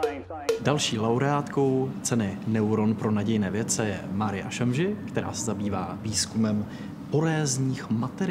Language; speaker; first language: Czech; native; Czech